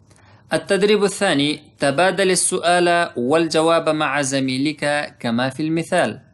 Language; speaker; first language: Arabic; non-native, fluent; Pashto